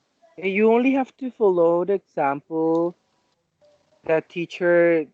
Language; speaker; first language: English; non-native, learner; Spanish